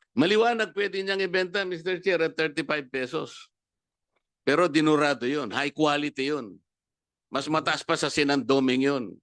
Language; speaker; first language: Filipino; non-native, local second language; Pampanga